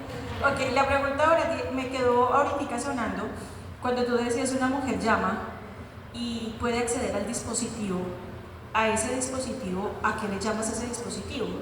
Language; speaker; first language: Spanish; native; Spanish